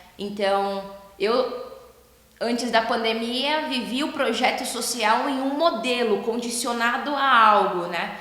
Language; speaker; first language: Portuguese; native; Portuguese